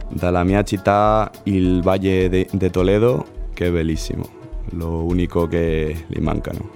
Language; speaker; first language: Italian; non-native, learner; Spanish